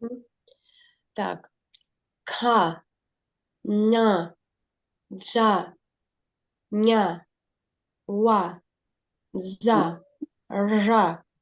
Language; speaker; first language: Russian; native; Russian